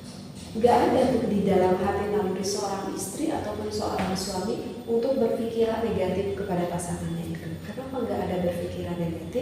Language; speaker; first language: Indonesian; native; Indonesian